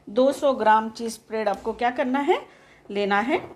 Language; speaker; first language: Hindi; non-native, local second language; Marathi